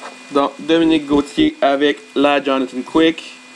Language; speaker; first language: French; native; French